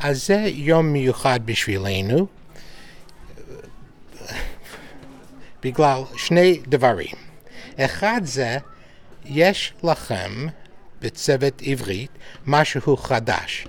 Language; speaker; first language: Hebrew; non-native, learner; English